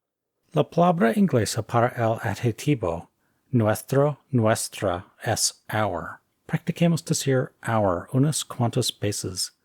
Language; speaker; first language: Spanish; non-native, fluent; English